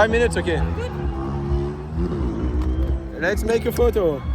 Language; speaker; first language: English; non-native, learner; French